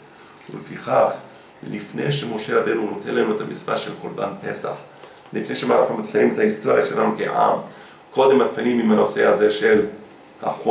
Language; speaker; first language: Hebrew; non-native, fluent; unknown